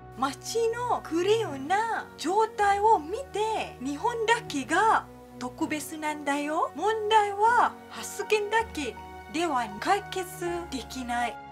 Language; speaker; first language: Japanese; non-native, fluent; Malay